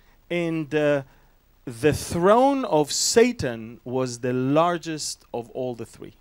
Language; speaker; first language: English; non-native, fluent; Hebrew